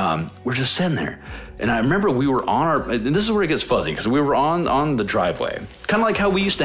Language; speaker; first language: English; native; English